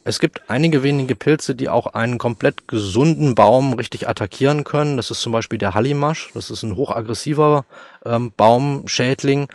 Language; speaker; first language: German; native; German